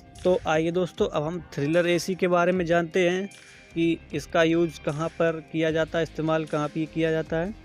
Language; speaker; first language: Hindi; native; Hindi